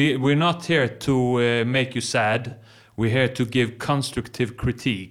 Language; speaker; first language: English; non-native, fluent; Swedish